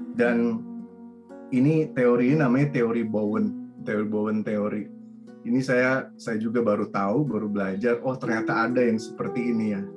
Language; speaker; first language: Indonesian; native; Indonesian